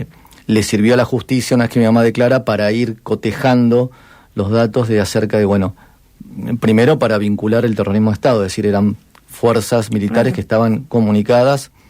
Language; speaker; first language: Spanish; native; Spanish